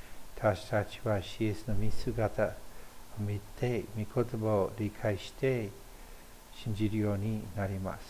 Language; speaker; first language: Japanese; non-native, fluent; English